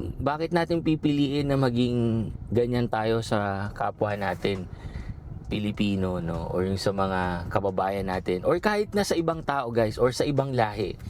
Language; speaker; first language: Filipino; native; Filipino